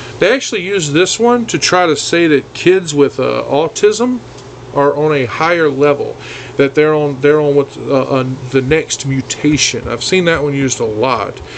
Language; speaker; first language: English; native; English